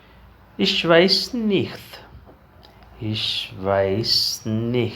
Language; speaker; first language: German; non-native, learner; Urdu